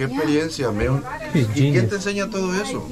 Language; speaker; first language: Spanish; native; Spanish